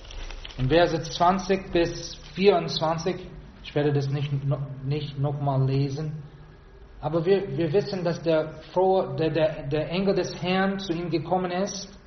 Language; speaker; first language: German; non-native, fluent; English